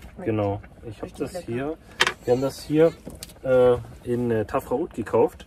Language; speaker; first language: German; native; German